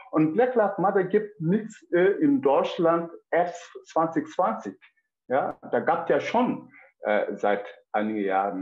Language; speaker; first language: German; non-native, fluent; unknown